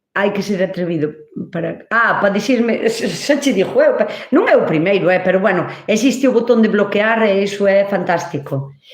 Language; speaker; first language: Galician; native; Galician